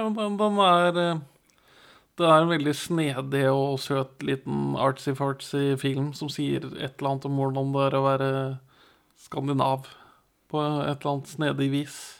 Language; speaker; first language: Norwegian; native; Norwegian